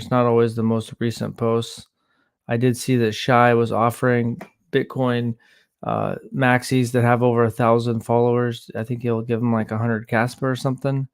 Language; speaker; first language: English; native; English